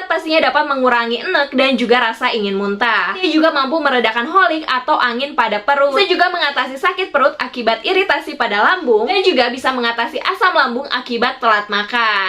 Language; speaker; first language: Indonesian; native; Indonesian